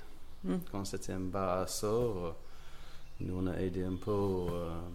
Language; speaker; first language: French; non-native, learner; English